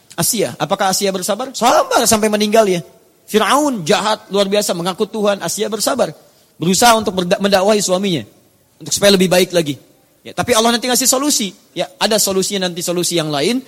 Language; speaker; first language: Indonesian; native; Indonesian